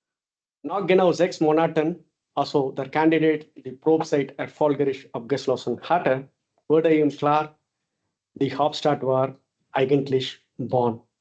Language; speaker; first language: German; non-native, fluent; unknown